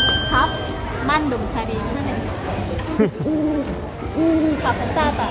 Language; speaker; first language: Korean; non-native, learner; Vietnamese